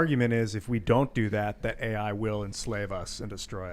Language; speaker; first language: English; native; English